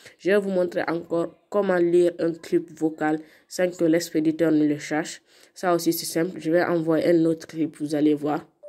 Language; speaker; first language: French; non-native, local second language; Fula